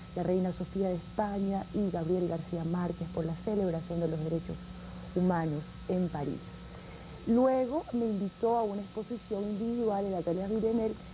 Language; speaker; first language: Spanish; native; Spanish